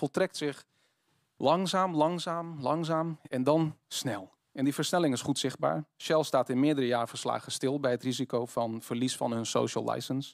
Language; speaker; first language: Dutch; native; Dutch